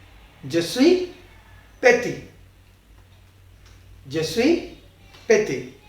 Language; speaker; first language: French; non-native, fluent; Hindi